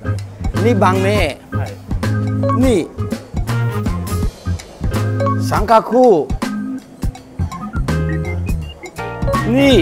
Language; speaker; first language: Japanese; non-native, learner; Thai